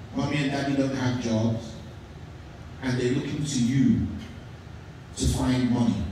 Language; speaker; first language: English; native; English